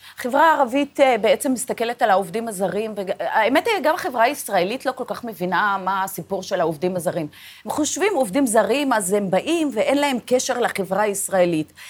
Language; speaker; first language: Hebrew; non-native, local second language; Arabic